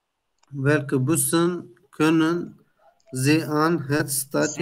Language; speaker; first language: Dutch; non-native, learner; Turkish